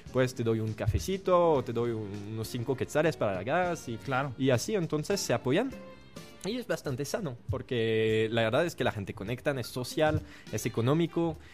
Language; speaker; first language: Spanish; non-native, fluent; French